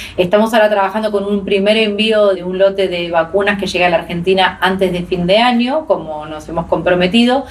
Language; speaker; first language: Spanish; native; Spanish